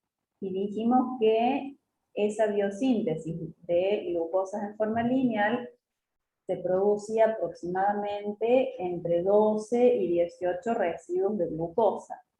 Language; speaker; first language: Spanish; native; Spanish